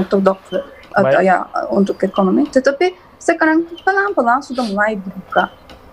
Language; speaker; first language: Indonesian; non-native, learner; Turkish